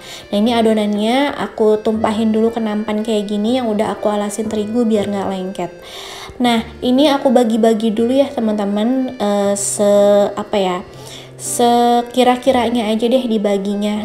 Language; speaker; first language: Indonesian; native; Indonesian